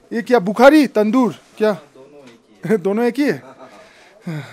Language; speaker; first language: Hindi; non-native, local second language; Bangla